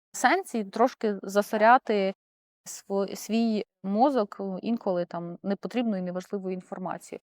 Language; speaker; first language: Ukrainian; non-native, local second language; Russian